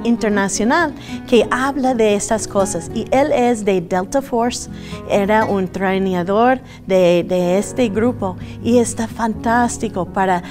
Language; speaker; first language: Spanish; early bilingual, other home language; English